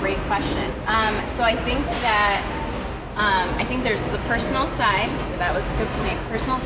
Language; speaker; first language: English; native; English